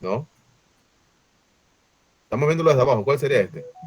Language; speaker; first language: Spanish; native; Spanish